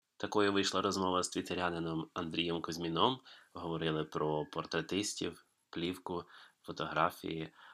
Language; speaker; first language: Ukrainian; native; Ukrainian